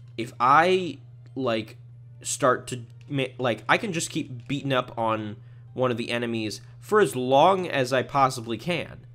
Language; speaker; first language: English; native; English